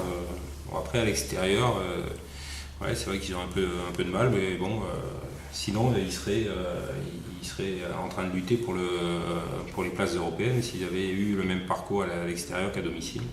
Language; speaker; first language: French; native; French